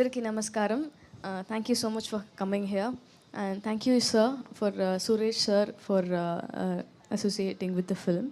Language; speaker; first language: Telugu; non-native, learner; Tamil